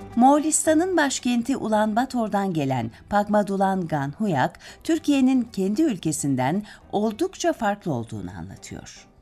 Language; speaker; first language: Turkish; native; Turkish